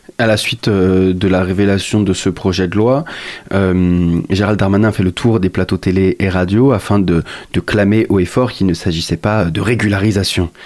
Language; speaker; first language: French; native; French